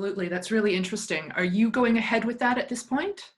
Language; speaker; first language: English; native; English